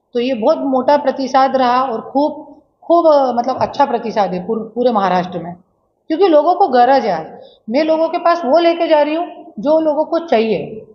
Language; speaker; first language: Hindi; non-native, local second language; Marathi